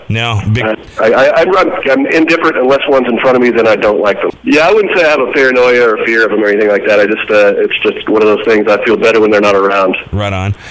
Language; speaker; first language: English; native; English